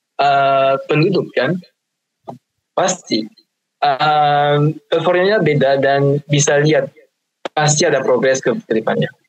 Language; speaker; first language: Indonesian; non-native, fluent; French